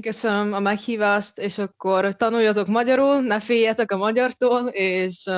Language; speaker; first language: Hungarian; non-native, local second language; Russian